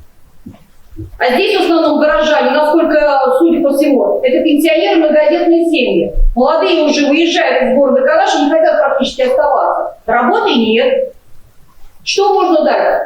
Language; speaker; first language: Russian; native; Russian